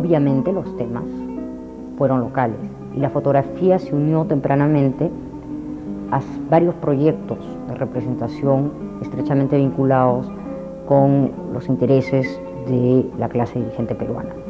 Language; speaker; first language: Spanish; native; Spanish